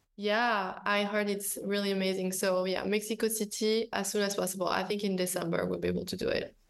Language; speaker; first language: English; non-native, fluent; French